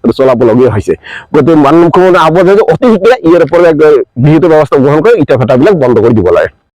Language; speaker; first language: Assamese; native; Assamese